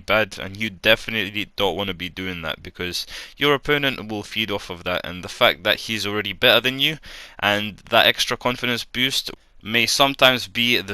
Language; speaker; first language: English; native; English